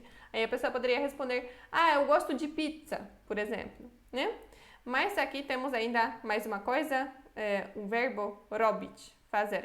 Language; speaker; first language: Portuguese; non-native, fluent; Polish